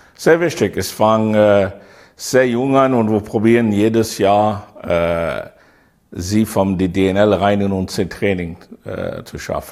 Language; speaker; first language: German; non-native, learner; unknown